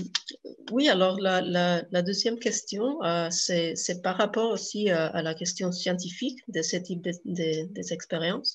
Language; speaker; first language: French; non-native, fluent; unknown